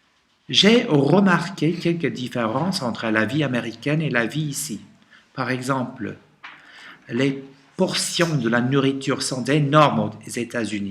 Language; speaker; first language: French; non-native, learner; English